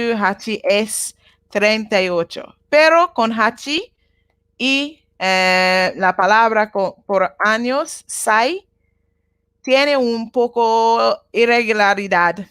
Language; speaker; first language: Spanish; non-native, learner; Japanese